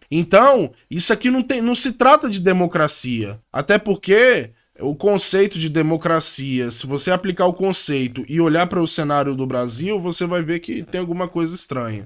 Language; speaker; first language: Portuguese; native; Portuguese